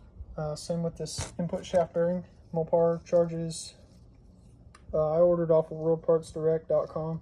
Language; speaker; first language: English; native; English